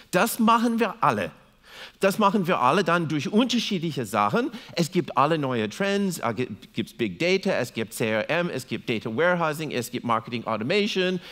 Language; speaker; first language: German; non-native, fluent; English